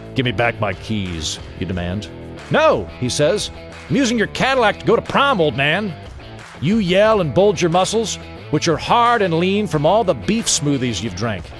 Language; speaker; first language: English; native; English